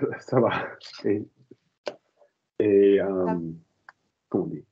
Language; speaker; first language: French; non-native, learner; English